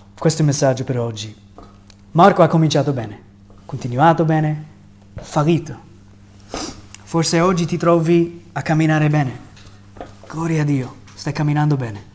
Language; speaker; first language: Italian; non-native, fluent; English